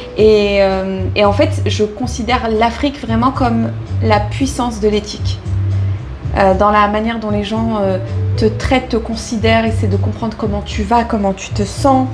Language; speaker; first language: French; native; French